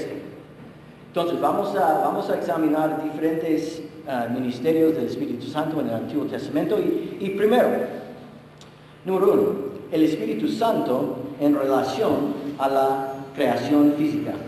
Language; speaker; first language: Spanish; non-native, fluent; English